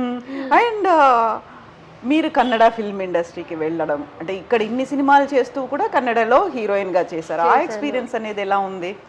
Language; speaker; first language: Telugu; native; Telugu